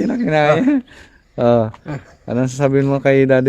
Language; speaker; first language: Filipino; native; Filipino